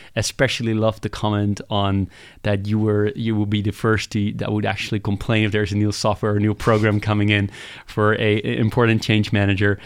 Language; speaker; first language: English; non-native, fluent; Dutch